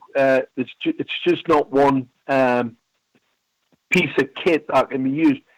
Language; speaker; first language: English; native; English